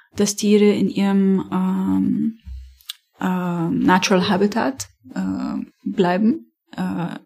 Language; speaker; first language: German; non-native, fluent; Arabic